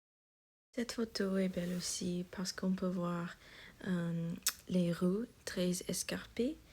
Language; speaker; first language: French; non-native, learner; English